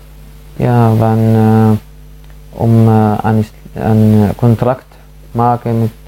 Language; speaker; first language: Dutch; non-native, learner; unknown